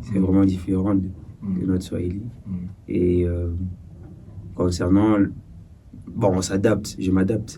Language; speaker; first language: French; non-native, local second language; Swahili